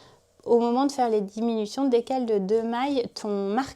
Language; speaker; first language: French; native; French